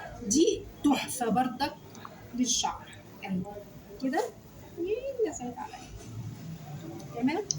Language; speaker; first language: Arabic; native; Arabic